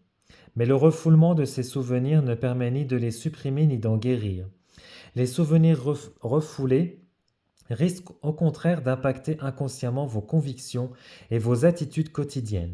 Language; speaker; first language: French; native; French